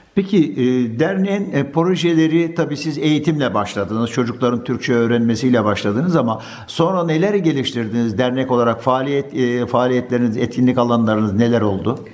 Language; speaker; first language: Turkish; native; Turkish